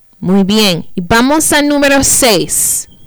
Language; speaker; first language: Spanish; non-native, fluent; English